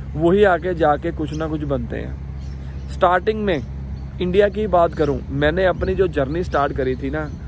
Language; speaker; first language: Hindi; native; Hindi